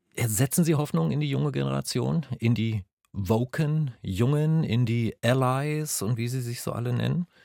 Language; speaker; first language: German; native; German